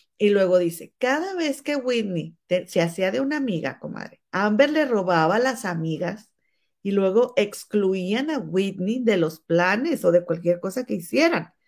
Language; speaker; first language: Spanish; native; Spanish